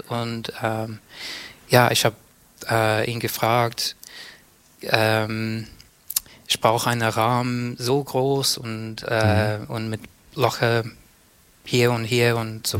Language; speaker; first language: German; non-native, learner; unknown